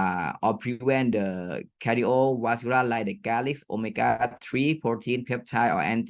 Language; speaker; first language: English; non-native, fluent; Thai